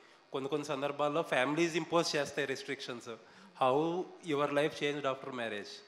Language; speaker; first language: Telugu; native; Telugu